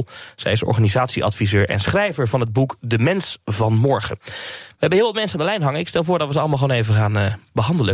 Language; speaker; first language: Dutch; native; Dutch